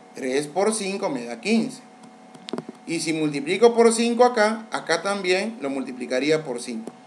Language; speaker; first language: Spanish; native; Spanish